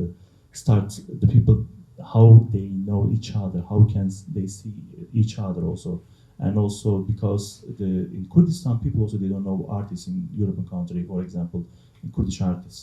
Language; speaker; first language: English; non-native, learner; Kurdish